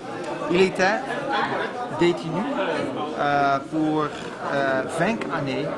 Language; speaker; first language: French; non-native, fluent; Dutch